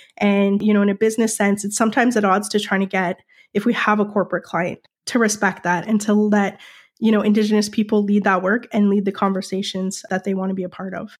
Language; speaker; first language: English; native; English